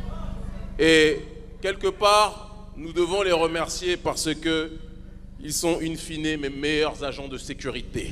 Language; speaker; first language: French; native; French